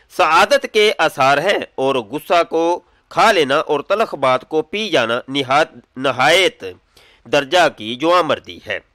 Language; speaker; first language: Urdu; non-native, local second language; Punjabi